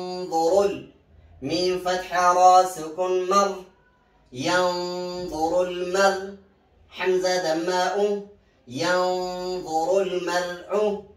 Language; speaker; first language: Arabic; non-native, fluent; Oromo